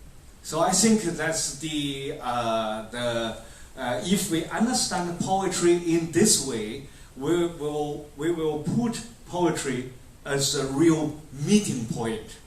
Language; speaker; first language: English; non-native, fluent; Chinese